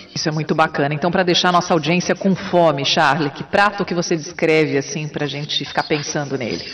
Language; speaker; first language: Portuguese; native; Portuguese